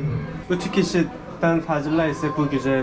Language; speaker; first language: Turkish; non-native, learner; Korean